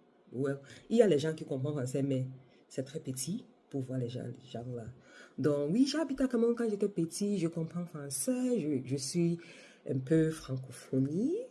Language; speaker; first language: French; non-native, local second language; Igbo